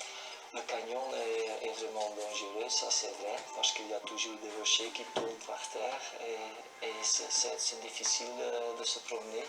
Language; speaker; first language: French; non-native, local second language; Dutch